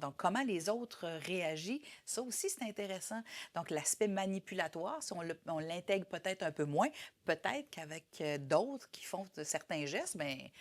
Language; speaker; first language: French; native; French